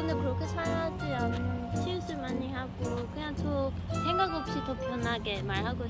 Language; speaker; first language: Korean; non-native, learner; Dutch